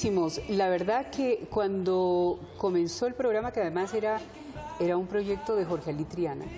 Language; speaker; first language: Spanish; early bilingual, heritage; Spanish